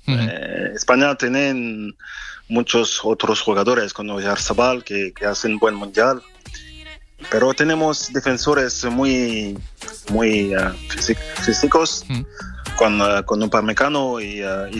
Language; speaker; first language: Spanish; non-native, learner; French